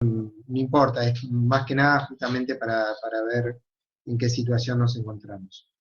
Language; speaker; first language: Spanish; native; Spanish